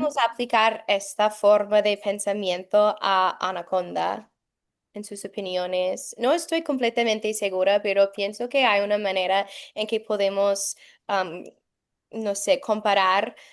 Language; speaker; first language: Spanish; non-native, fluent; English